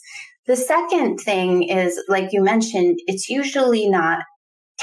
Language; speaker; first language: English; native; English